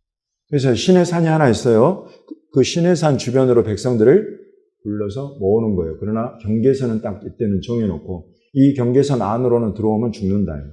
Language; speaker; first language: Korean; native; Korean